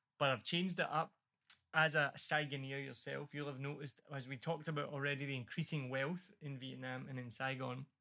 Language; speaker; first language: English; native; English